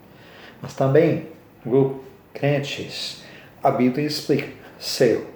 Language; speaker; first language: Portuguese; non-native, learner; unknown